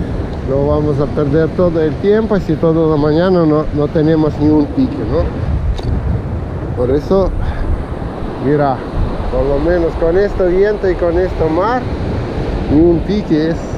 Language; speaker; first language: Spanish; non-native, fluent; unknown